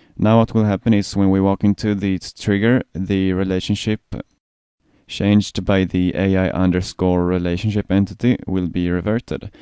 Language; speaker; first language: English; non-native, fluent; Swedish